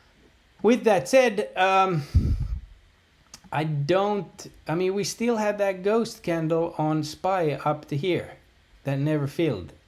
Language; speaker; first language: English; native; English